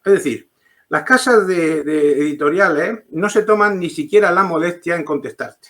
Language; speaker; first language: Spanish; early bilingual, heritage; Spanish